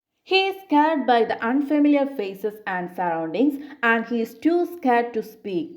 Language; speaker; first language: English; non-native, local second language; Malayalam